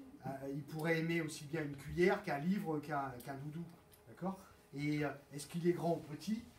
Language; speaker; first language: French; native; French